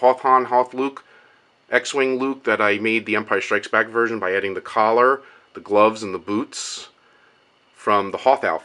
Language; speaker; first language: English; native; English